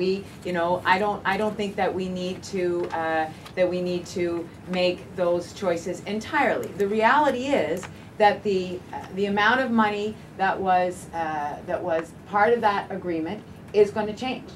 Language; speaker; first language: English; native; English